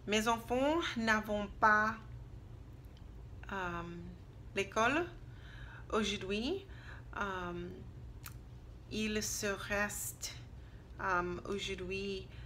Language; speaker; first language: French; non-native, learner; English